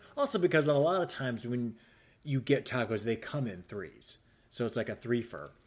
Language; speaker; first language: English; native; English